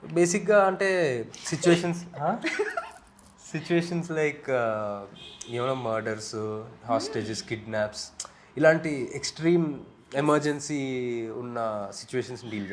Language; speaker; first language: Telugu; native; Telugu